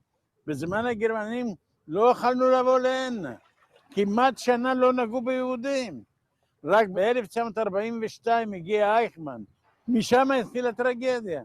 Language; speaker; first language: Hebrew; non-native, fluent; Ladino